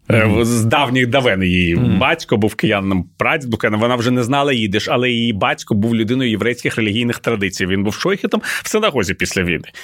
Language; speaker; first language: Ukrainian; non-native, local second language; Russian